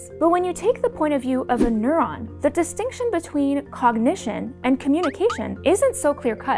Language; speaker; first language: English; native; English